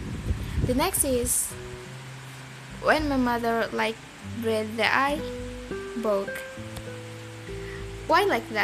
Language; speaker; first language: English; non-native, learner; Indonesian